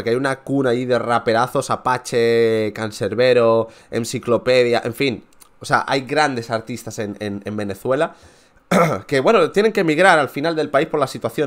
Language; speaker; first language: Spanish; native; Spanish